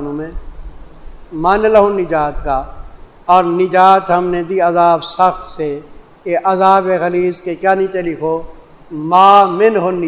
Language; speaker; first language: Urdu; non-native, local second language; Saraiki